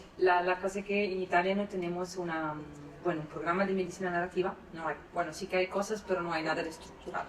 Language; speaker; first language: Spanish; non-native, fluent; Italian